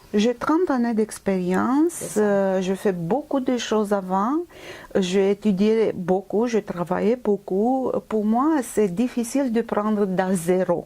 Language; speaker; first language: French; non-native, fluent; Romanian